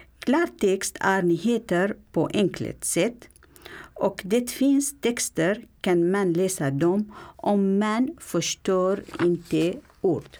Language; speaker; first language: Swedish; non-native, learner; Arabic